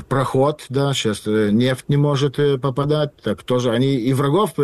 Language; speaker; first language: Russian; non-native, fluent; Lithuanian